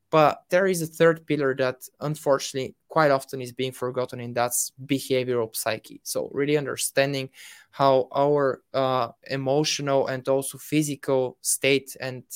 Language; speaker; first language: English; non-native, fluent; Bulgarian